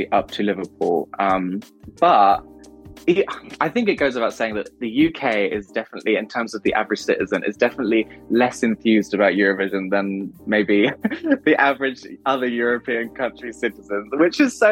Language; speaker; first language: English; native; English